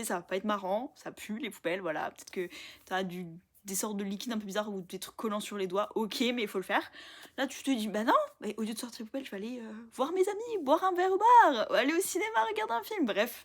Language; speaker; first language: French; native; French